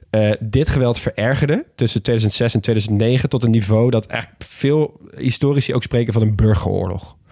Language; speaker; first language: Dutch; native; Dutch